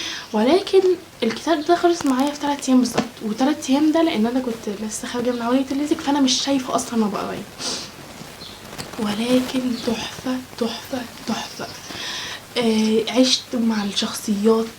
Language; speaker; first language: Arabic; native; Arabic